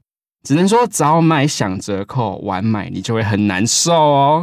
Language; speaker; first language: Chinese; native; Chinese